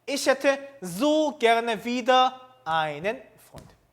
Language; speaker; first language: German; non-native, fluent; Korean